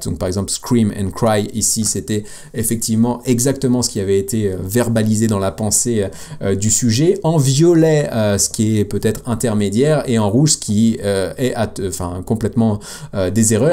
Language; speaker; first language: French; native; French